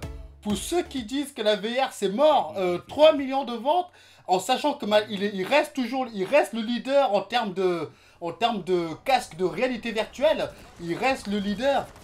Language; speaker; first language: French; native; French